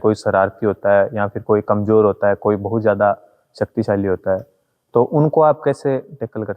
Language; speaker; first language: Hindi; native; Hindi